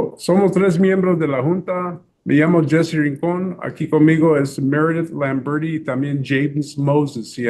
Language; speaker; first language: Spanish; early bilingual, heritage; English